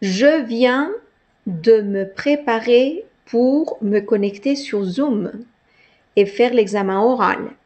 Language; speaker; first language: French; non-native, fluent; Spanish